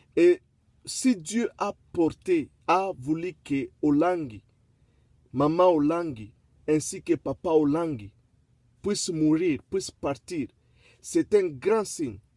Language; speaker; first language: French; non-native, local second language; Lingala